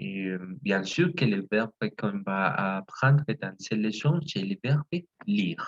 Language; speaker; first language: French; non-native, fluent; Spanish